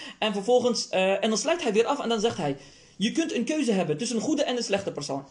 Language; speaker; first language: Dutch; early bilingual, other home language; Arabic